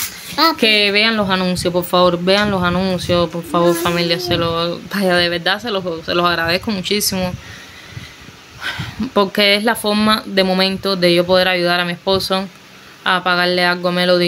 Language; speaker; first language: Spanish; native; Spanish